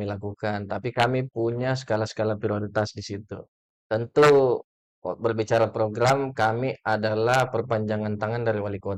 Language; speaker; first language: Indonesian; native; Indonesian